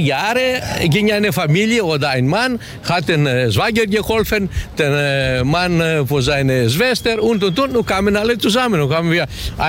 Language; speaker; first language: German; non-native, learner; Greek